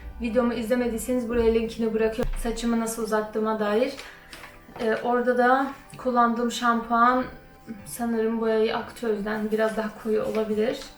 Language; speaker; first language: Turkish; early bilingual, other home language; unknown